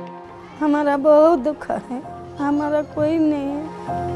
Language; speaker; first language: Hindi; non-native, learner; Maithili